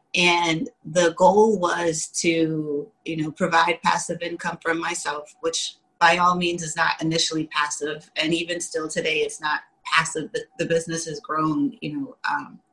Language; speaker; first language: English; native; English